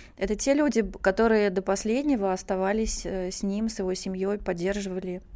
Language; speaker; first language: Russian; native; Russian